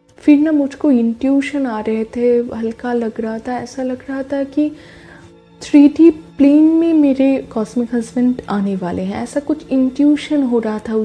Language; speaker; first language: Hindi; non-native, local second language; Bangla